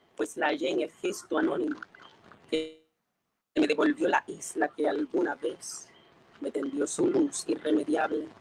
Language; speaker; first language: Spanish; native; Spanish